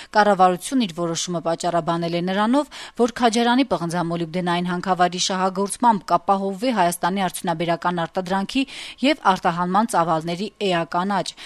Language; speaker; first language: Armenian; native; Armenian